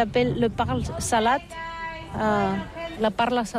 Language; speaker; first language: French; non-native, learner; Catalan